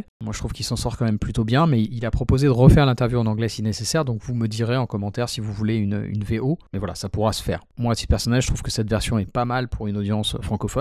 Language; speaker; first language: French; native; French